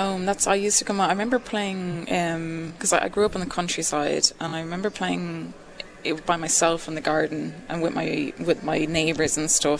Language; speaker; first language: English; native; English